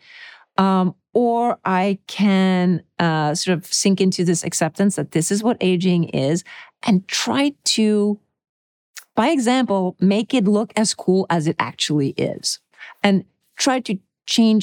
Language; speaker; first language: English; early bilingual, other home language; Czech